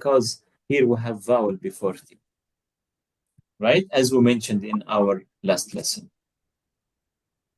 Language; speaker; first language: English; non-native, fluent; Arabic